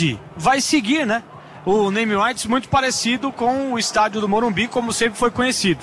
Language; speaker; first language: Portuguese; native; Portuguese